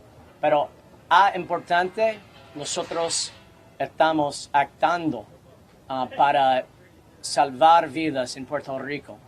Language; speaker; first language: Spanish; non-native, learner; English